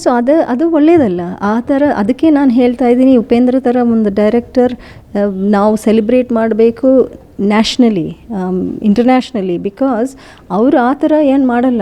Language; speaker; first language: Kannada; non-native, learner; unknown